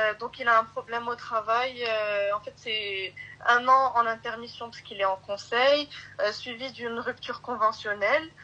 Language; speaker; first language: French; early bilingual, other home language; Arabic